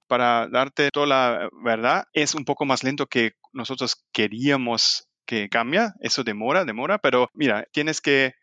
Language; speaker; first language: Spanish; non-native, fluent; German